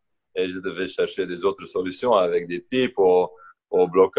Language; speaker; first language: French; non-native, local second language; Dutch